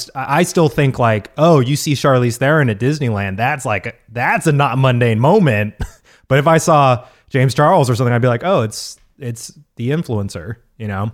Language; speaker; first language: English; native; English